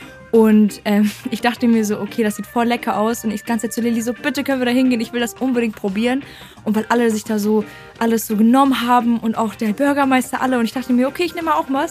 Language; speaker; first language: German; native; German